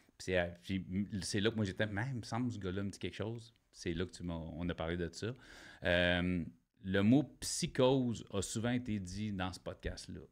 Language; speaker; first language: French; native; French